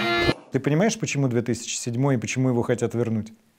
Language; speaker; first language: Russian; native; Russian